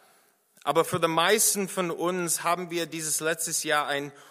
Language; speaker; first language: German; non-native, fluent; English